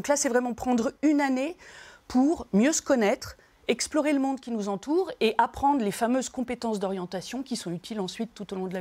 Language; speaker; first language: French; native; French